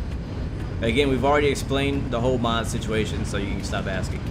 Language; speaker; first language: English; native; English